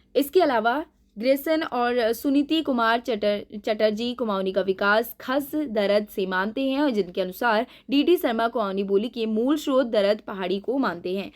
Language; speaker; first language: Hindi; native; Hindi